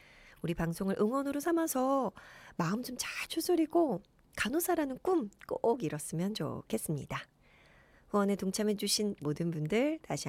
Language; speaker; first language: Korean; native; Korean